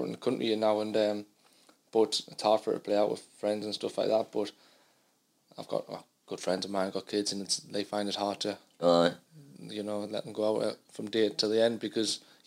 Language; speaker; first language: English; native; English